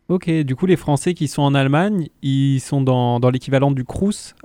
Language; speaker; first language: French; native; French